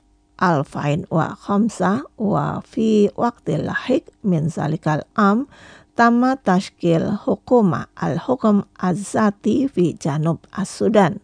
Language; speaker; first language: Arabic; non-native, fluent; Indonesian